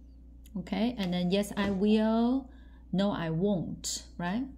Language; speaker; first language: English; non-native, fluent; Chinese